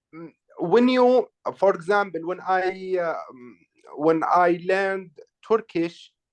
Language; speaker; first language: English; non-native, learner; Arabic